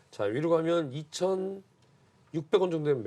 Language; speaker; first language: Korean; native; Korean